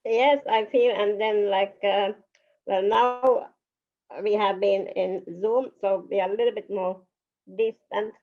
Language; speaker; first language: English; non-native, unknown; Finnish